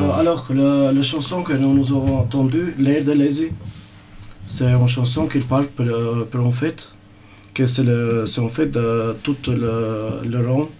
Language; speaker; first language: French; non-native, learner; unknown